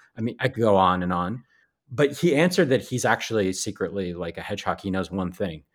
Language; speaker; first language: English; native; English